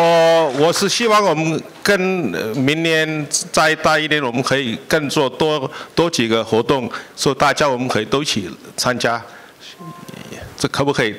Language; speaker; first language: Chinese; early bilingual, heritage; Chinese